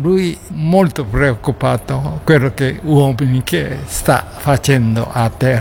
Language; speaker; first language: Italian; non-native, learner; Japanese